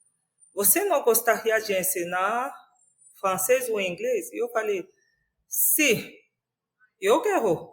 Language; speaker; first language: Portuguese; non-native, fluent; French